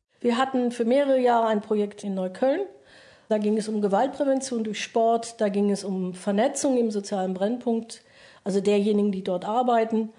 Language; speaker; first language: German; native; German